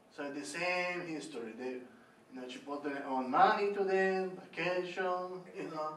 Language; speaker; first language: English; non-native, learner; Spanish